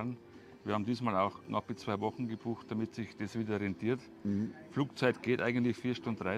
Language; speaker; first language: German; native; German